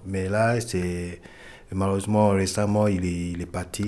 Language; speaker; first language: French; non-native, fluent; Ewe